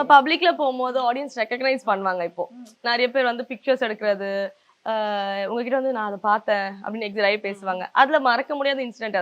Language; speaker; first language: Tamil; native; Tamil